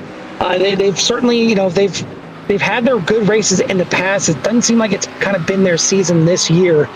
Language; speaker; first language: English; native; English